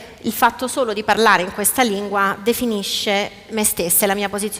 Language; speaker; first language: Italian; native; Italian